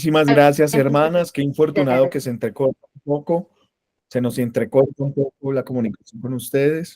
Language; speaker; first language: Spanish; native; Spanish